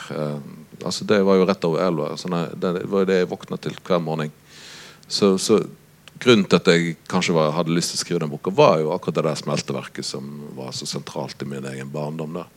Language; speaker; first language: Norwegian; native; Norwegian